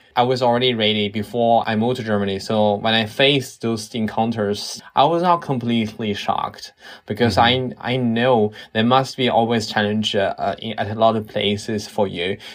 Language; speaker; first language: English; non-native, fluent; Chinese